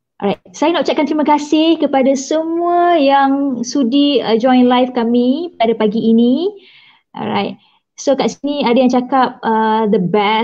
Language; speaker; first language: Malay; native; Malay